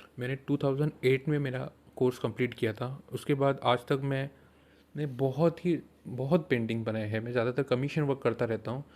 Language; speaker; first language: Hindi; non-native, local second language; Marathi